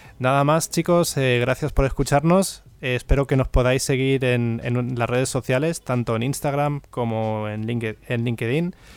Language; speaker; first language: Spanish; native; Spanish